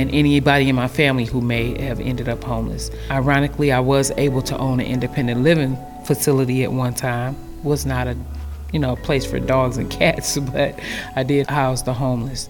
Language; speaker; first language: English; native; English